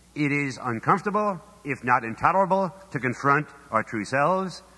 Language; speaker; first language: English; native; English